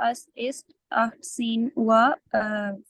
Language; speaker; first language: German; non-native, learner; Urdu